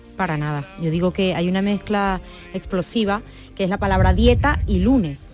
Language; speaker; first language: Spanish; native; Spanish